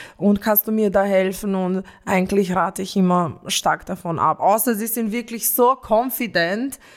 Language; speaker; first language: German; early bilingual, other home language; Romanian